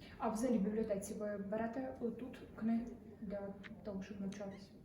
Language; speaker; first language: Ukrainian; native; Ukrainian